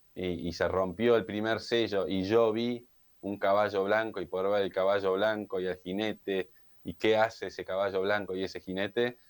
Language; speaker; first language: Spanish; native; Spanish